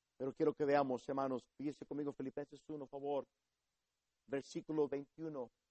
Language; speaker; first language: Spanish; early bilingual, heritage; Spanish